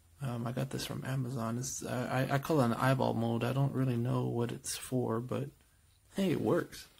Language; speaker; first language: English; native; English